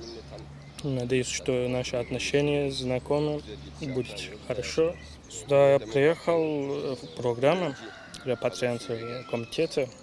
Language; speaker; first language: Russian; non-native, learner; Turkish